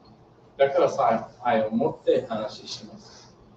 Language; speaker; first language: Japanese; non-native, learner; English